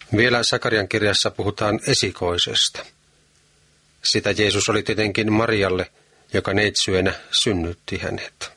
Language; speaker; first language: Finnish; native; Finnish